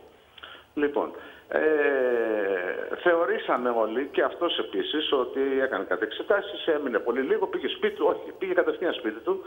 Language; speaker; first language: Greek; native; Greek